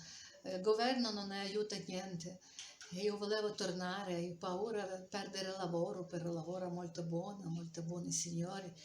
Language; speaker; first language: Italian; non-native, learner; Ukrainian